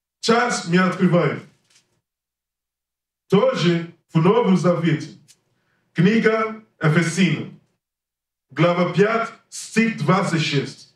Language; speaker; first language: Russian; non-native, learner; English